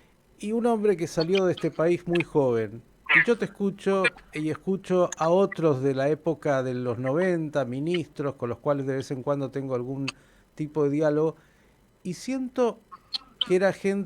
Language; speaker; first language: Spanish; native; Spanish